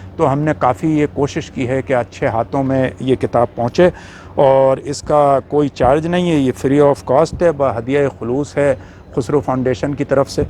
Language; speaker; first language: Urdu; native; Urdu